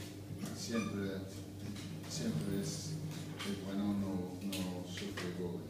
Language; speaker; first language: Spanish; non-native, fluent; English